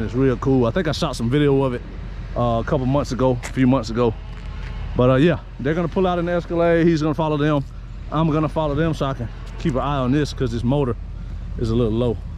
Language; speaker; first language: English; native; English